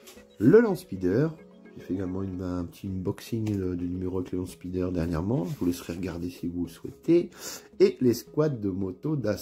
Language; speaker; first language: French; native; French